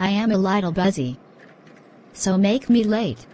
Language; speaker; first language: English; non-native, learner; Khmer